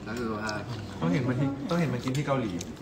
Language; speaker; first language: Thai; native; Thai